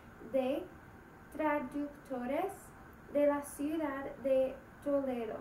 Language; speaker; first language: Spanish; non-native, learner; English